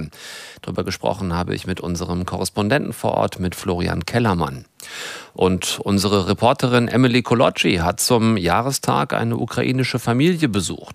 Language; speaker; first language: German; native; German